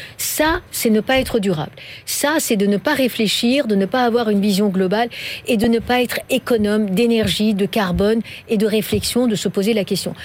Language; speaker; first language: French; non-native, fluent; Persian